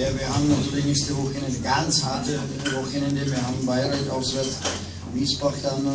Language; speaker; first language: German; non-native, fluent; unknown